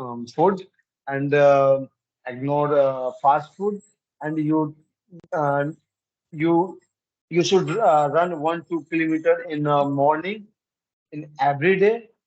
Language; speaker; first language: English; non-native, learner; Hindi